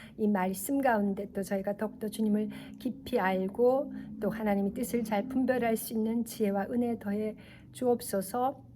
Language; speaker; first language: Korean; native; Korean